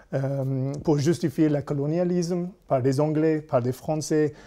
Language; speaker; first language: French; non-native, fluent; English